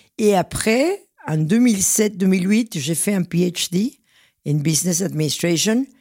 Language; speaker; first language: French; non-native, fluent; Spanish